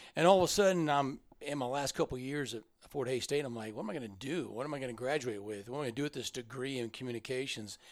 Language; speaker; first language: English; native; English